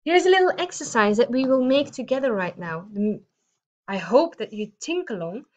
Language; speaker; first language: English; non-native, fluent; Dutch